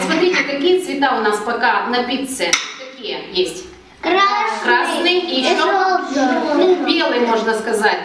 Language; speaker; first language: Russian; native; Russian